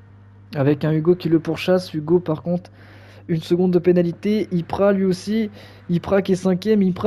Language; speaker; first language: French; native; French